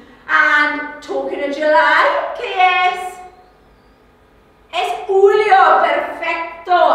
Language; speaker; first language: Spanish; non-native, learner; English